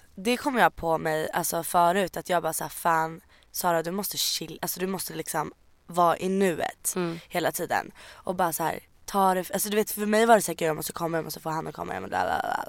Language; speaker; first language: Swedish; native; Swedish